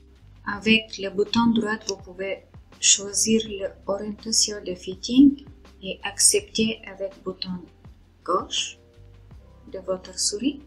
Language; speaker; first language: French; non-native, fluent; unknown